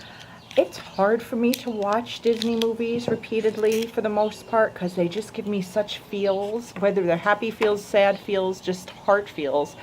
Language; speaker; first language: English; native; English